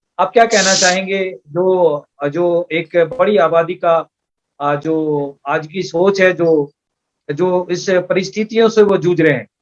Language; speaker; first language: Hindi; native; Hindi